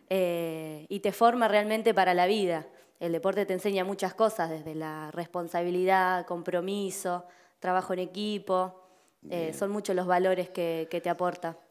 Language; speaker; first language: Spanish; native; Spanish